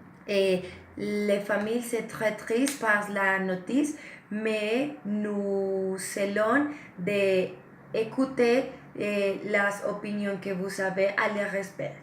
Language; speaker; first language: French; non-native, learner; Spanish